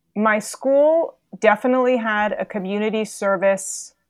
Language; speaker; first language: English; native; English